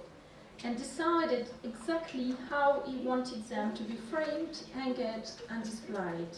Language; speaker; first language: English; non-native, fluent; French